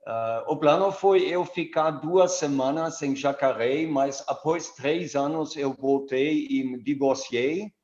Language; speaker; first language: Portuguese; non-native, fluent; German